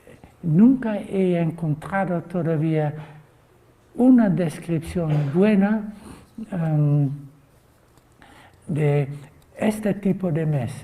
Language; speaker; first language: Spanish; non-native, fluent; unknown